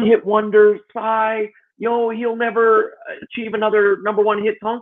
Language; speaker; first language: English; native; English